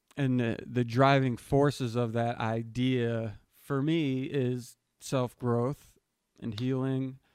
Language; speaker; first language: English; native; English